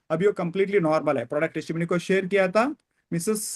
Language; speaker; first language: Hindi; non-native, local second language; Kannada